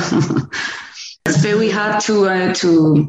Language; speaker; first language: English; non-native, fluent; French